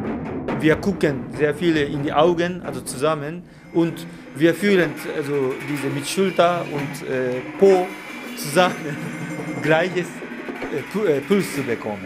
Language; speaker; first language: German; non-native, fluent; Japanese